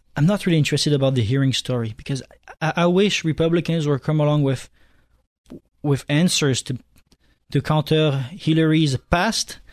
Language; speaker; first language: English; non-native, fluent; French